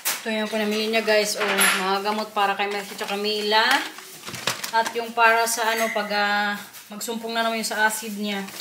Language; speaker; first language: Filipino; non-native, local second language; Waray